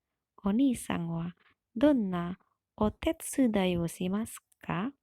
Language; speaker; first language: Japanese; non-native, fluent; Indonesian